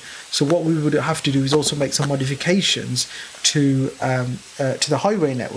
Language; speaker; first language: English; native; English